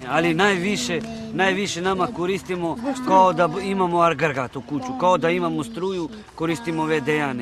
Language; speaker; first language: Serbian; non-native, local second language; Romany